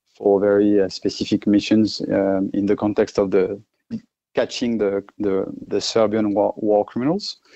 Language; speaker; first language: English; non-native, fluent; French